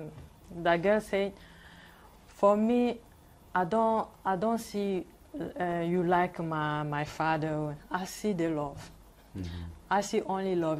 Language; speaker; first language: English; non-native, learner; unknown